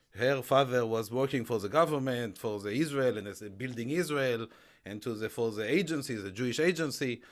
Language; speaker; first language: English; non-native, fluent; Hebrew